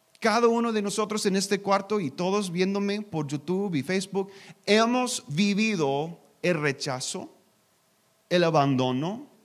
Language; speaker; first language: Spanish; non-native, learner; English